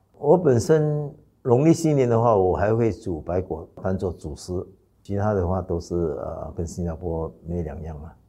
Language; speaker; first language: Chinese; non-native, local second language; Wu Chinese